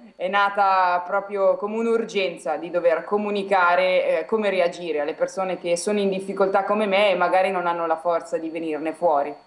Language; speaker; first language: Italian; native; Italian